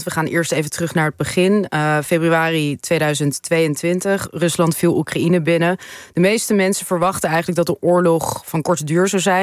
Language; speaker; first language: Dutch; native; Dutch